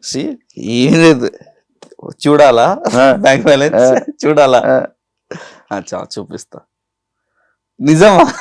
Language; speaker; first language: Telugu; non-native, learner; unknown